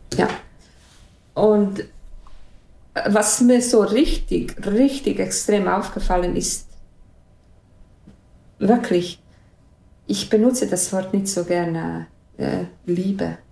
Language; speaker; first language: German; non-native, fluent; Bosnian